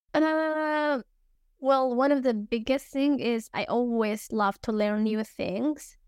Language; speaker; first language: English; early bilingual, other home language; Arabic